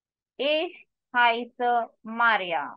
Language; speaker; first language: German; non-native, fluent; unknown